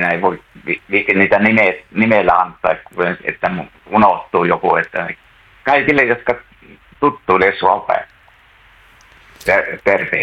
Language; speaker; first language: Finnish; native; Finnish